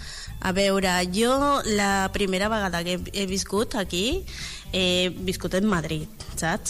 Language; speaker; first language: Catalan; non-native, learner; Spanish